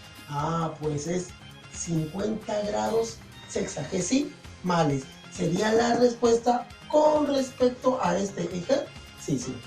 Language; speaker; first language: Spanish; native; Spanish